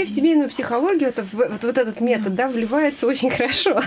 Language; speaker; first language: Russian; native; Russian